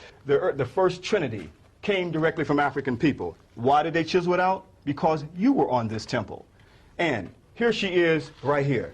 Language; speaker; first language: English; native; English